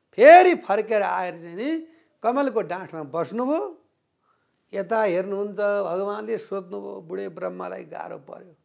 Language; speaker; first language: Nepali; native; Nepali